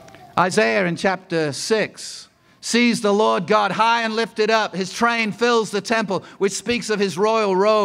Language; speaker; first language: English; native; English